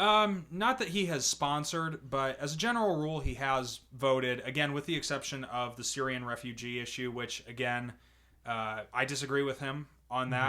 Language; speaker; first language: English; native; English